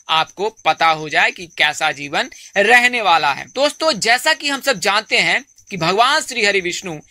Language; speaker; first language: Hindi; native; Hindi